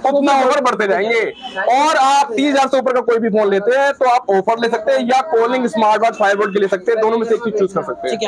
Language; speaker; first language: Hindi; native; Hindi